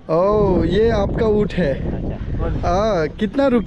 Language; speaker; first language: Hindi; non-native, learner; Bangla